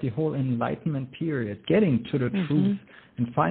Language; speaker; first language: English; non-native, fluent; German